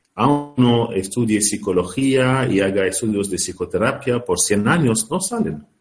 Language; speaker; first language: Spanish; non-native, learner; Arabic